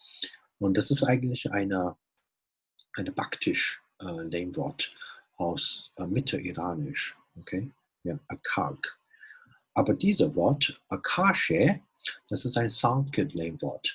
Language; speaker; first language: German; non-native, fluent; Chinese